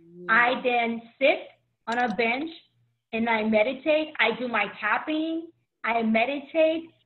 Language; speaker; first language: English; early bilingual, other home language; Haitian Creole